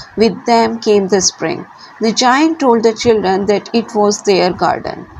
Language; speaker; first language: English; non-native, local second language; Hindi